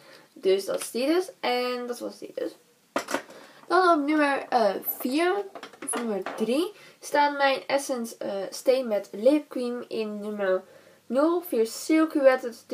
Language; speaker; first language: Dutch; native; Dutch